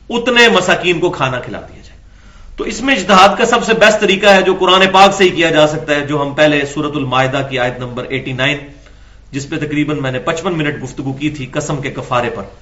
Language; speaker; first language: Urdu; non-native, local second language; Punjabi